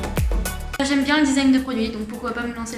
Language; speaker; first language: French; native; French